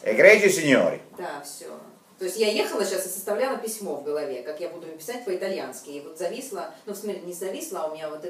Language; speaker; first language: Russian; native; Russian